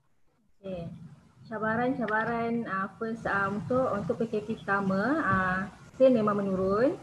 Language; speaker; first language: Malay; native; Malay